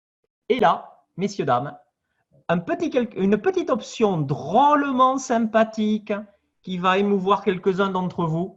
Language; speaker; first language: French; native; French